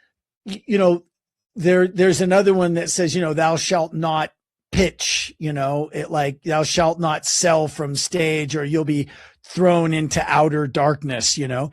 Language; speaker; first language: English; native; English